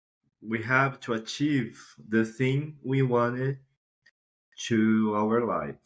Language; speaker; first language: English; non-native, fluent; Portuguese